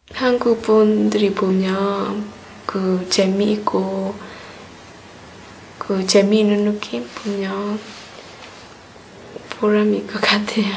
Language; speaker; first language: Korean; non-native, learner; Burmese